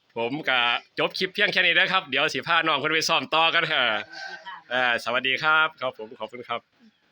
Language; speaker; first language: Thai; native; Thai